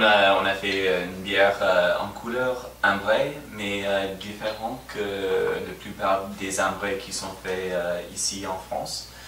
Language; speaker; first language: French; non-native, fluent; English